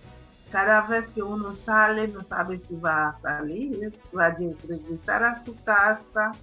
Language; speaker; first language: Spanish; non-native, fluent; Haitian Creole